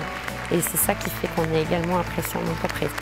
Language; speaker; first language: French; native; French